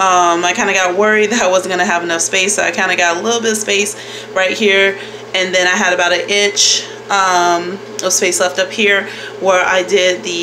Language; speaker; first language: English; native; English